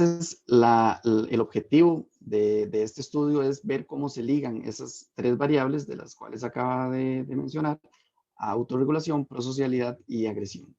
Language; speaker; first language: Spanish; native; Spanish